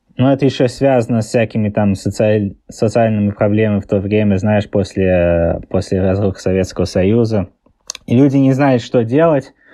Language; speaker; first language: Russian; early bilingual, heritage; Russian